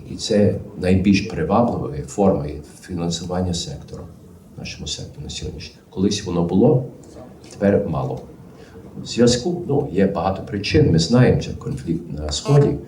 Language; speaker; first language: Ukrainian; early bilingual, heritage; Ukrainian